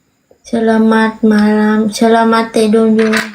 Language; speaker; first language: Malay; non-native, learner; Vietnamese